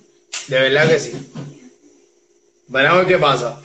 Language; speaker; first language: Spanish; native; Spanish